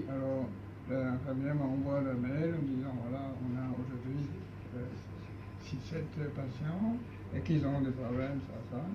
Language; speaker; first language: French; non-native, learner; Japanese